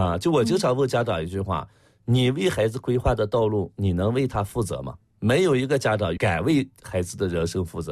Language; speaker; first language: Chinese; native; Chinese